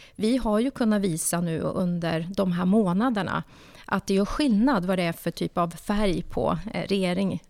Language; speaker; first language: Swedish; native; Swedish